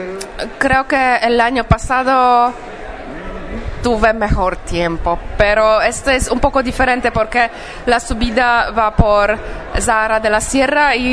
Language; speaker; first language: Spanish; non-native, fluent; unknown